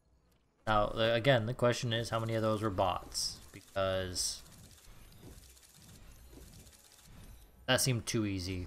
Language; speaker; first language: English; native; English